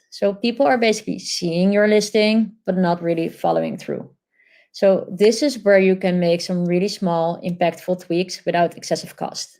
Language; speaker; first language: English; non-native, fluent; Dutch